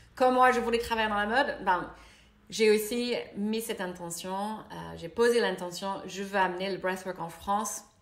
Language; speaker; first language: French; non-native, fluent; English